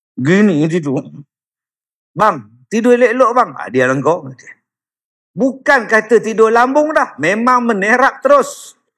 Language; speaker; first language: Malay; native; Malay